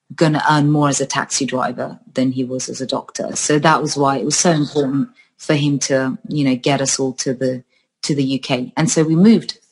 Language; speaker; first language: English; early bilingual, other home language; Georgian